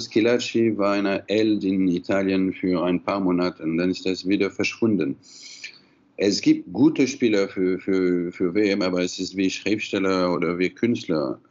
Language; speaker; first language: German; non-native, fluent; French